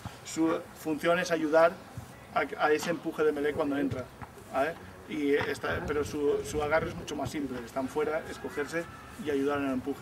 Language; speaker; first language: Spanish; native; Spanish